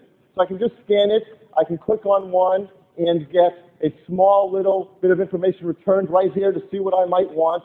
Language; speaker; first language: English; native; English